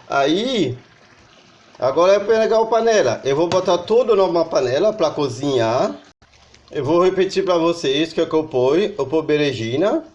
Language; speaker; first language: Portuguese; non-native, learner; Haitian Creole